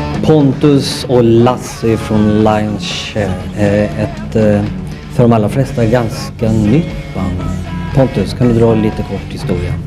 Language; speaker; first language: Swedish; native; Swedish